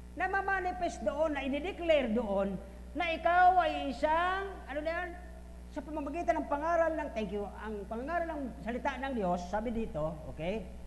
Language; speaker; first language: Filipino; non-native, local second language; Bikol